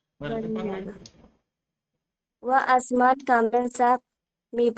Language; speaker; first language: Persian; non-native, learner; Urdu